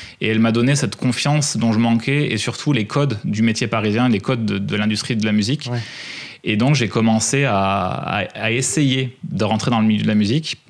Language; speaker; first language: French; native; French